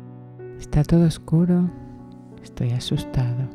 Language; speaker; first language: Spanish; native; Spanish